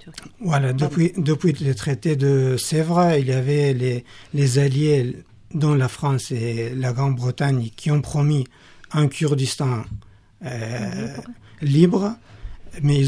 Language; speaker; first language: French; non-native, fluent; Kurdish